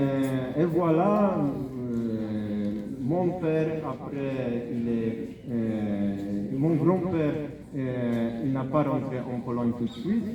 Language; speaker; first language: French; non-native, fluent; Polish